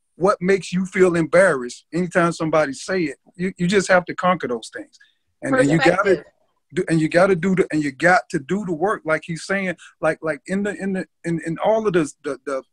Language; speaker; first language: English; native; English